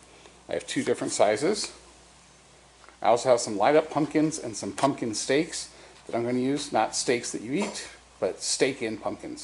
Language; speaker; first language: English; native; English